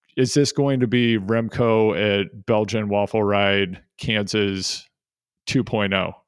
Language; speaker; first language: English; native; English